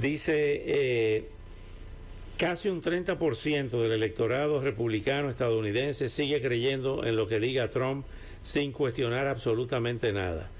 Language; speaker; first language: Spanish; native; Spanish